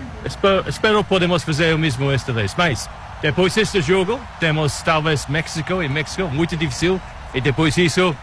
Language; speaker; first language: Portuguese; non-native, learner; English